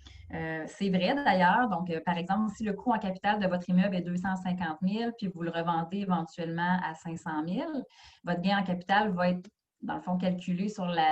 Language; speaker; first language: French; native; French